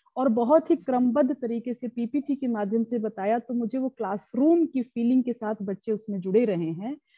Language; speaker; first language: Hindi; native; Hindi